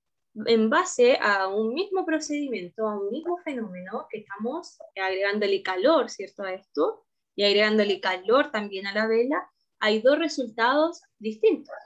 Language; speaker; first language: Spanish; native; Spanish